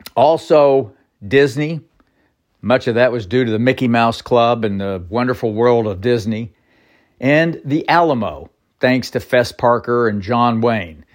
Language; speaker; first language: English; native; English